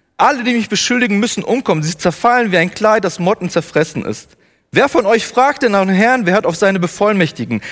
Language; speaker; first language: German; native; German